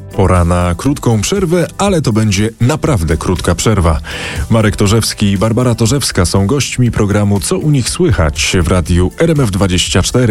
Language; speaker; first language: Polish; native; Polish